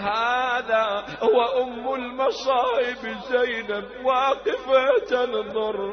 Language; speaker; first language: Arabic; native; Arabic